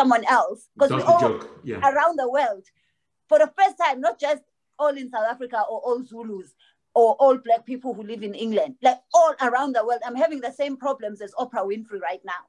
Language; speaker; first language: English; non-native, local second language; Zulu